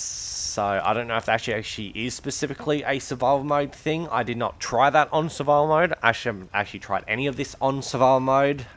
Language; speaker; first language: English; native; English